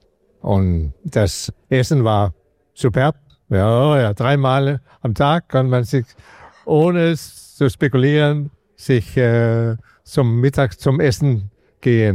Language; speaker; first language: German; non-native, learner; Danish